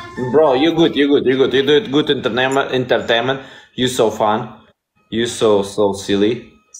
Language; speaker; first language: English; non-native, learner; Russian